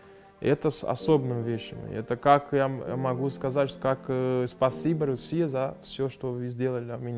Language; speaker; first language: Russian; non-native, fluent; Portuguese